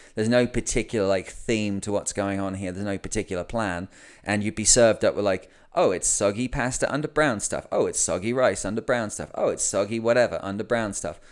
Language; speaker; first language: English; native; English